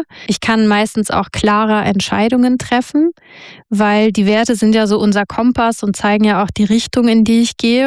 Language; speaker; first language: German; native; German